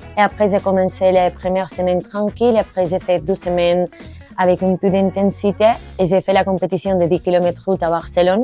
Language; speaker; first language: French; non-native, learner; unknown